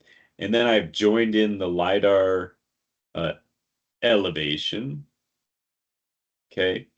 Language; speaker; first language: English; native; English